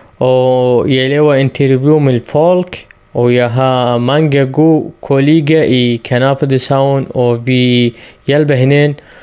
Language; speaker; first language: Danish; non-native, learner; Arabic